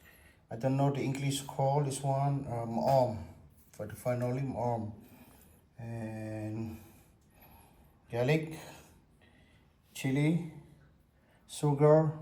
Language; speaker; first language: English; non-native, learner; Khmer